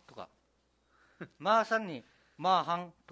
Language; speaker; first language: Japanese; native; Japanese